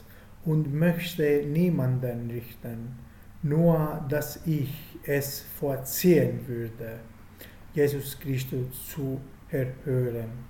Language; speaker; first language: German; non-native, fluent; Italian